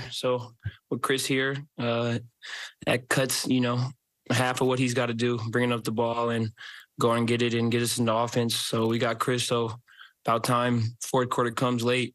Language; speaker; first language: English; native; English